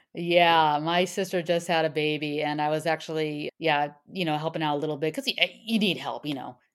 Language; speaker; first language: English; native; English